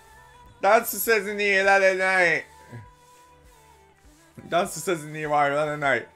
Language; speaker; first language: Japanese; non-native, learner; English